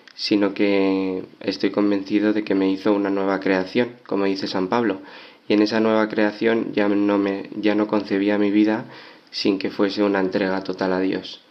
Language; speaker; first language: Spanish; native; Spanish